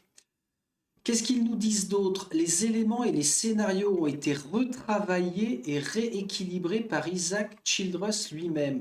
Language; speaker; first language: French; native; French